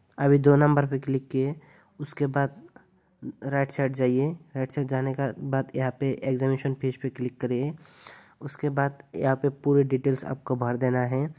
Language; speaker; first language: Hindi; non-native, local second language; Bangla